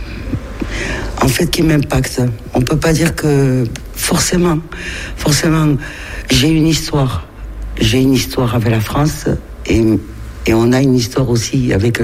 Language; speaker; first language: French; native; French